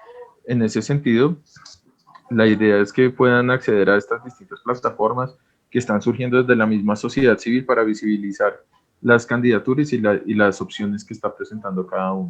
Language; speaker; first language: Spanish; native; Spanish